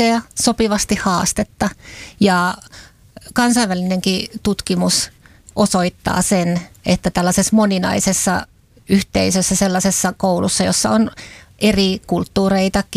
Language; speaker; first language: Finnish; native; Finnish